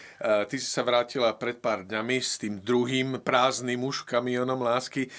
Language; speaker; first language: Slovak; native; Slovak